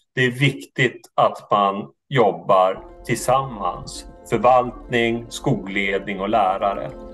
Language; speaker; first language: Swedish; native; Swedish